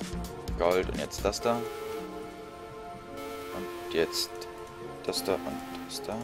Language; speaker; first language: German; native; German